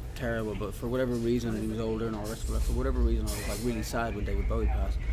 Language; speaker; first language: English; native; English